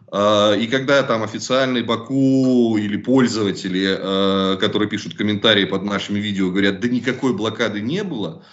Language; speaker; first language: Russian; native; Russian